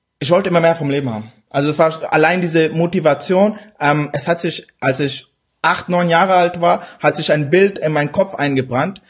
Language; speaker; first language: German; early bilingual, other home language; Urdu